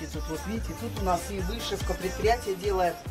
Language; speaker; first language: Russian; native; Russian